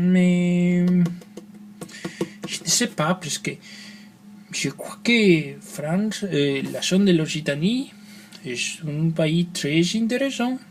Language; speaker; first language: French; non-native, learner; Spanish